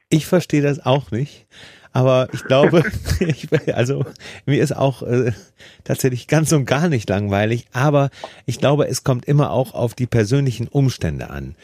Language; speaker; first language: German; native; German